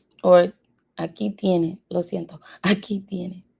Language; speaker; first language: Spanish; non-native, learner; English